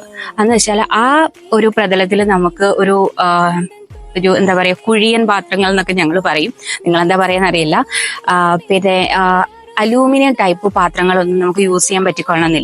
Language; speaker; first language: Malayalam; native; Malayalam